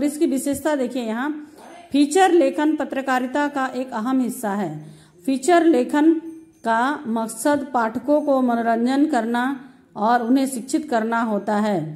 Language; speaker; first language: Hindi; native; Hindi